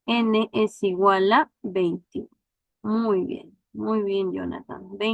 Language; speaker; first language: Spanish; native; Spanish